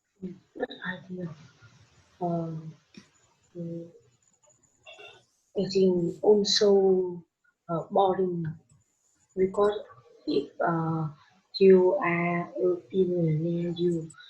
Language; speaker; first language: English; non-native, learner; Vietnamese